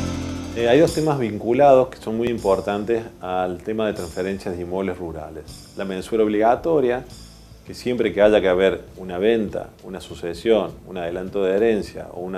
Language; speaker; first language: Spanish; native; Spanish